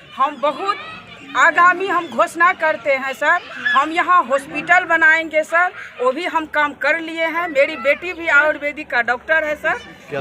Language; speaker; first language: Hindi; non-native, local second language; Maithili